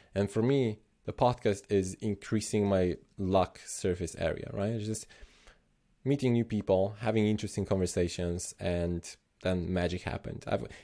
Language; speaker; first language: English; non-native, fluent; Slovenian